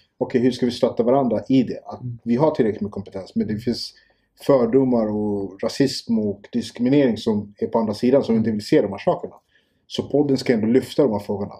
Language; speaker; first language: Swedish; early bilingual, other home language; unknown